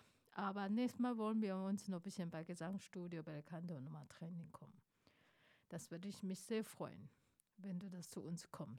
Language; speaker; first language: German; non-native, fluent; Chinese